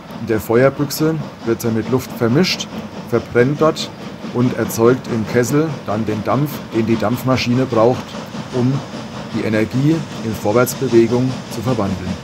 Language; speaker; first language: German; native; German